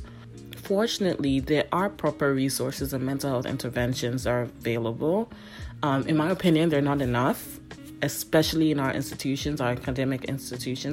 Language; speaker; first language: English; non-native, local second language; Akan